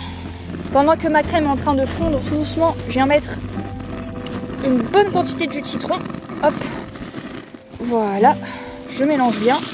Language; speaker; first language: French; native; French